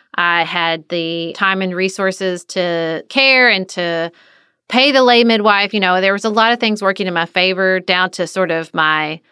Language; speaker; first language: English; native; English